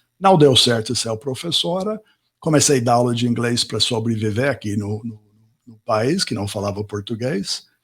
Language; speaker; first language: Portuguese; non-native, fluent; English